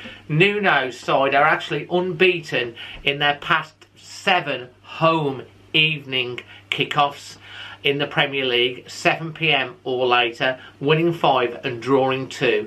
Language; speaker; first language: English; native; English